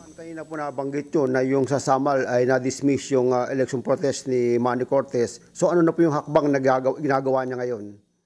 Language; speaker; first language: Filipino; native; Filipino